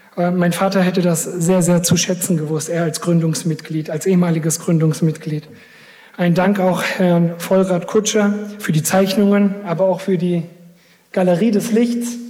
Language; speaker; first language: German; early bilingual, other home language; Greek